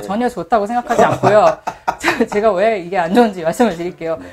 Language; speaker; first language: Korean; early bilingual, heritage; Korean